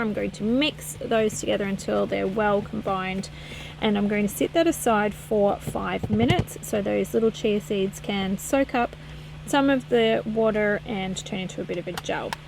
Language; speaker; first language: English; native; English